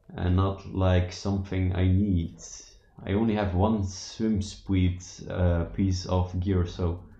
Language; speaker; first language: English; non-native, fluent; Dutch